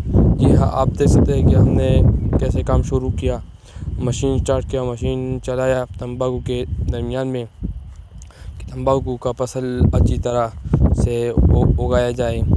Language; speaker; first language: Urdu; non-native, local second language; Pashto